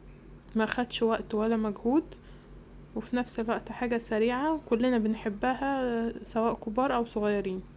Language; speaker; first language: Arabic; native; Arabic